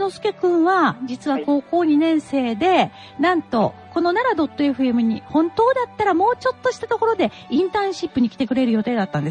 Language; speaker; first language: Japanese; native; Japanese